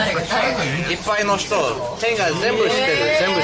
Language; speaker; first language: Japanese; non-native, learner; English